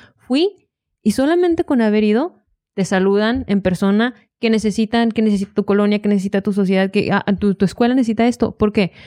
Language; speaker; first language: Spanish; native; Spanish